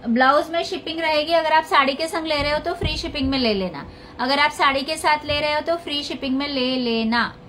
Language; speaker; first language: Hindi; non-native, local second language; Marathi